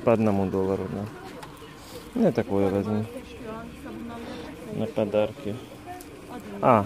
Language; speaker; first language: Russian; native; Russian